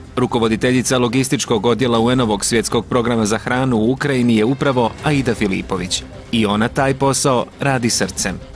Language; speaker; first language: Serbian; native; Serbian